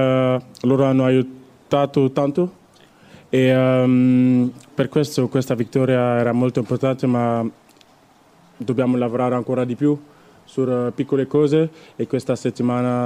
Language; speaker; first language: Italian; non-native, learner; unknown